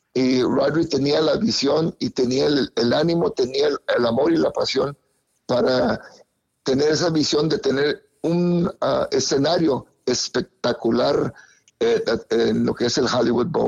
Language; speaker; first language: Spanish; early bilingual, heritage; Spanish